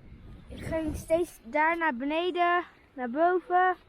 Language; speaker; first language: Dutch; early bilingual, other home language; Uyghur